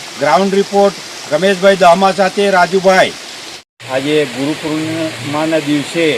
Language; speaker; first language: Gujarati; native; Gujarati